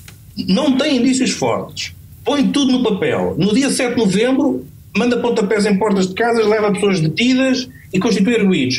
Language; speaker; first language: Portuguese; native; Portuguese